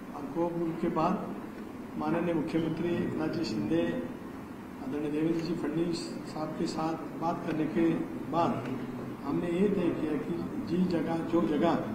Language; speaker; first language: Hindi; non-native, local second language; Marathi